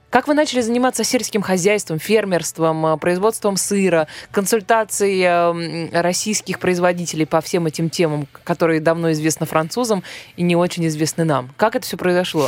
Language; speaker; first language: Russian; native; Russian